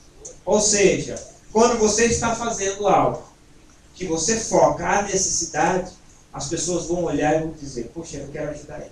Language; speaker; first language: Portuguese; native; Portuguese